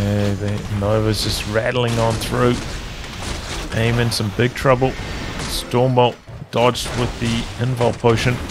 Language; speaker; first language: English; native; English